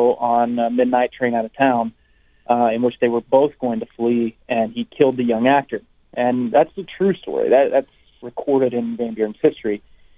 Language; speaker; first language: English; native; English